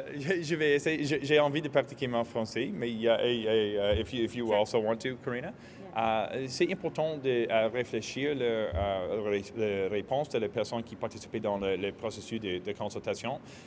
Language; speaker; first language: French; non-native, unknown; English